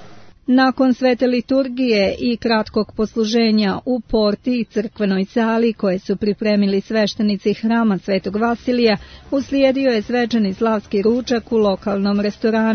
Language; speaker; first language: Croatian; native; Croatian